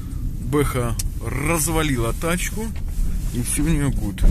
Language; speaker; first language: Russian; native; Russian